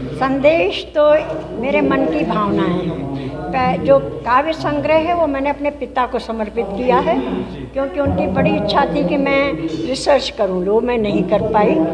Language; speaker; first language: Hindi; native; Hindi